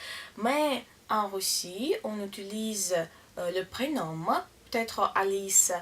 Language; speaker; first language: French; non-native, learner; Russian